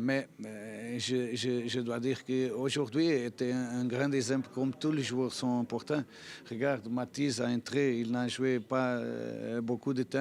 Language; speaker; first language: French; non-native, fluent; Portuguese